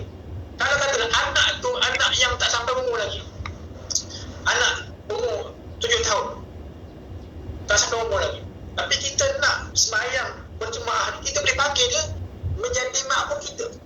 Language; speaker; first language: Malay; native; Malay